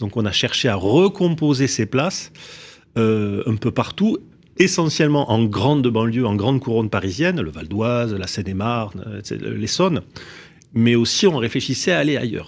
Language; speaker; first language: French; native; French